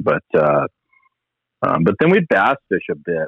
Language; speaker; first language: English; native; English